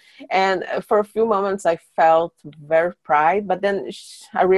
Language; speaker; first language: English; non-native, fluent; Portuguese